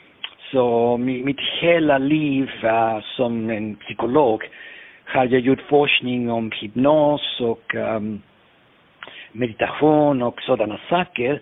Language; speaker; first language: Swedish; non-native, fluent; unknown